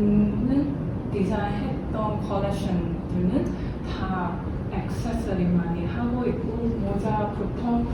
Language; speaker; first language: Korean; non-native, learner; Cantonese